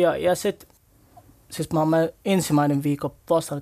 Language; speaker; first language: Finnish; non-native, learner; Arabic